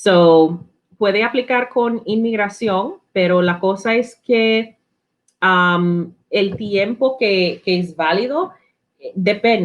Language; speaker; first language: Spanish; non-native, learner; English